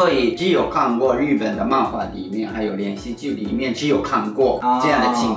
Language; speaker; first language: Chinese; non-native, learner; Japanese